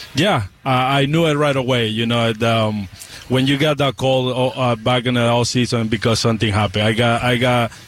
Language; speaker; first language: English; non-native, learner; Spanish